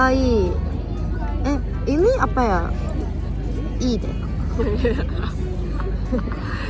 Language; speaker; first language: Indonesian; non-native, learner; Japanese